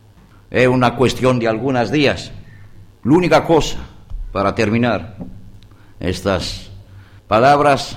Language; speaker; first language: Spanish; non-native, learner; Greek